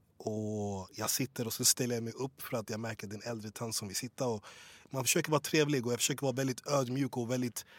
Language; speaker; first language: Swedish; early bilingual, other home language; English